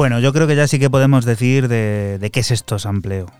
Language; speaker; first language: Spanish; native; Spanish